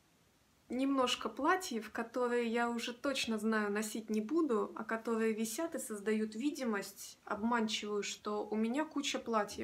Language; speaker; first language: Russian; native; Russian